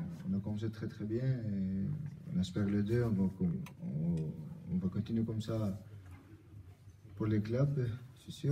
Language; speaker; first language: French; non-native, learner; Albanian